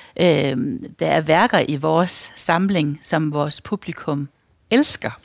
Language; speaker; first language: Danish; native; Danish